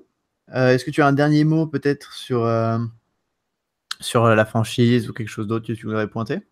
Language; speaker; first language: French; native; French